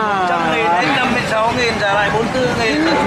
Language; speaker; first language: Vietnamese; native; Vietnamese